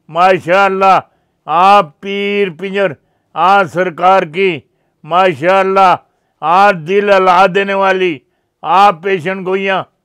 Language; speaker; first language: Urdu; non-native, local second language; Punjabi